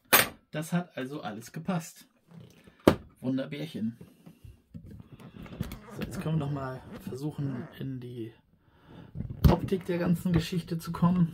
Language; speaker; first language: German; native; German